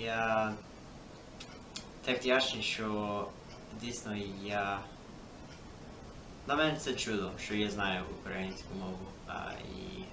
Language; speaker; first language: Ukrainian; non-native, fluent; English